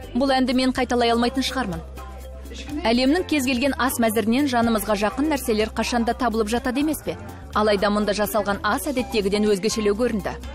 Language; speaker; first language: Kazakh; non-native, local second language; Russian